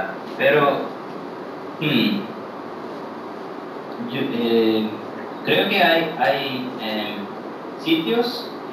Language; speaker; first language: Spanish; early bilingual, heritage; English